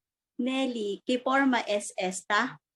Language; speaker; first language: Spanish; non-native, learner; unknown